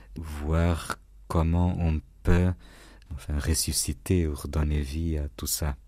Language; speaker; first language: French; non-native, fluent; Portuguese